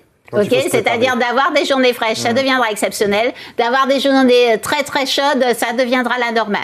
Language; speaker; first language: French; native; French